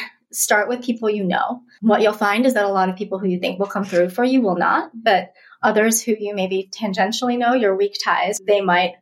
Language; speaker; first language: English; early bilingual, other home language; Russian